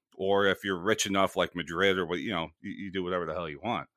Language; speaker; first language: English; native; English